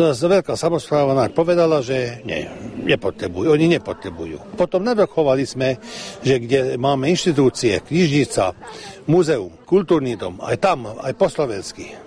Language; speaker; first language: Slovak; early bilingual, heritage; Slovak